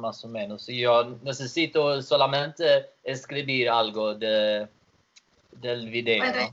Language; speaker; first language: Spanish; non-native, learner; Swedish